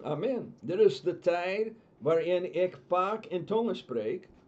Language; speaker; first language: Dutch; non-native, fluent; English